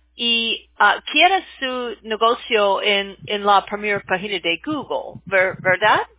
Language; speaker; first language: Spanish; non-native, learner; English